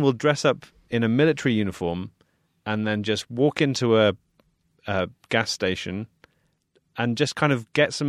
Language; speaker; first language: English; native; English